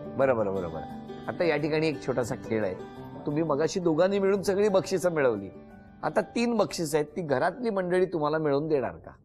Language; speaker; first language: Marathi; native; Marathi